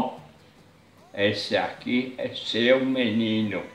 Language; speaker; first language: Portuguese; non-native, fluent; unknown